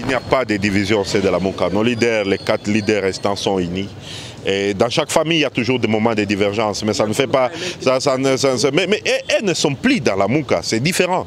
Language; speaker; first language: French; non-native, local second language; Swahili